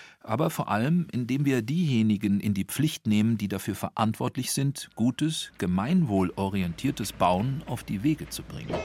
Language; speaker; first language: German; native; German